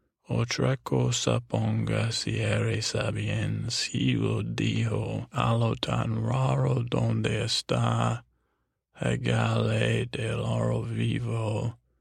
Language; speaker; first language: Spanish; non-native, learner; English